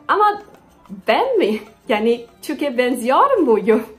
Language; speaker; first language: Turkish; non-native, learner; Chinese